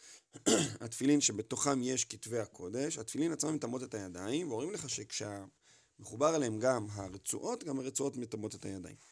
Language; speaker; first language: Hebrew; native; Hebrew